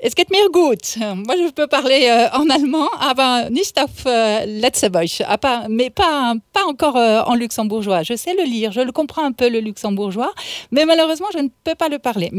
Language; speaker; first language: French; native; French